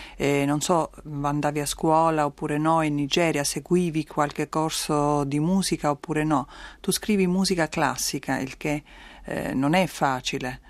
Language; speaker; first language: Italian; native; Italian